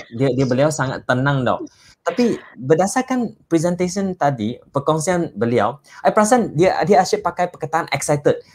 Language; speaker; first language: Malay; non-native, local second language; Chinese